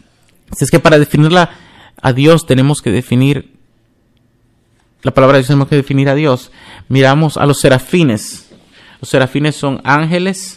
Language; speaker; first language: Spanish; non-native, fluent; English